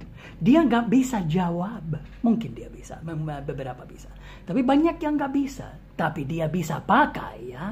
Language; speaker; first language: Indonesian; non-native, fluent; English